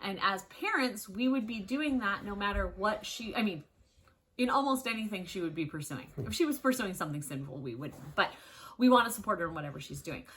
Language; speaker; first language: English; native; English